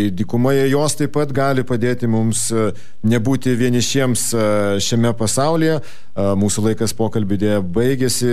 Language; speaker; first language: Lithuanian; native; Lithuanian